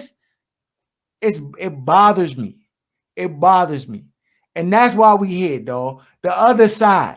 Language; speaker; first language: English; native; English